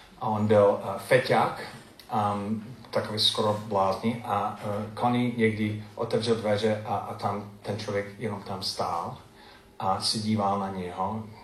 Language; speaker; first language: Czech; non-native, fluent; English